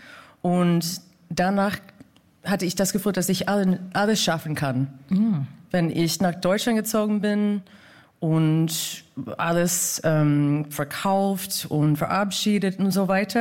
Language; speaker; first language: German; non-native, learner; English